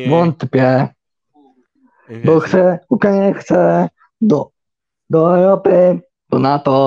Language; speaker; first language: Polish; early bilingual, heritage; Polish